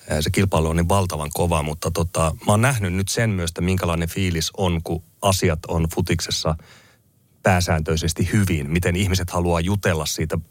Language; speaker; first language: Finnish; native; Finnish